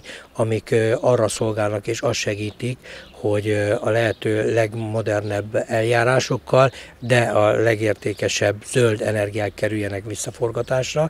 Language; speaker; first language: Hungarian; native; Hungarian